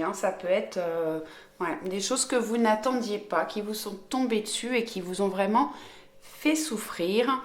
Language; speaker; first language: French; native; French